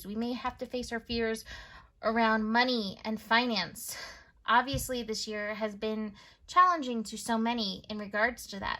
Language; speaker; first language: English; native; English